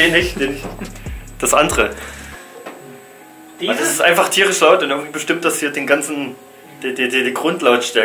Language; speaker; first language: German; native; German